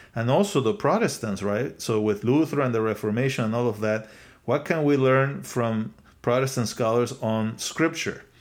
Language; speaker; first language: English; non-native, fluent; Spanish